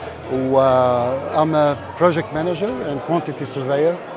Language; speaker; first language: English; non-native, fluent; Arabic